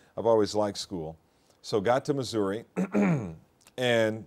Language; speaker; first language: English; native; English